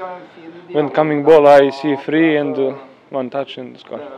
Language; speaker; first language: English; non-native, learner; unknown